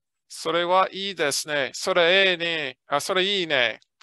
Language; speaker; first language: Japanese; non-native, fluent; English